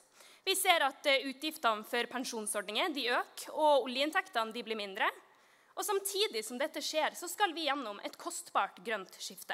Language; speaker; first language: Norwegian; native; Norwegian